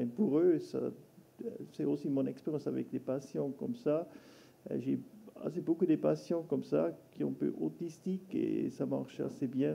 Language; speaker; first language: French; non-native, local second language; German